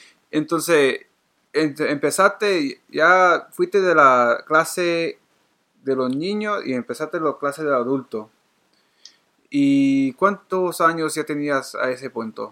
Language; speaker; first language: Spanish; non-native, fluent; English